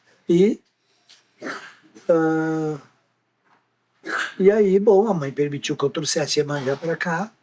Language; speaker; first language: Portuguese; native; Portuguese